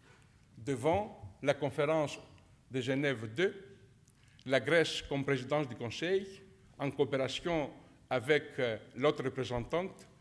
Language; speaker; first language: French; non-native, fluent; Greek